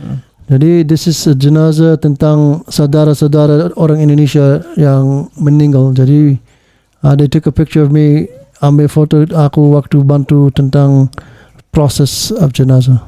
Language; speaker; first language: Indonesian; early bilingual, heritage; English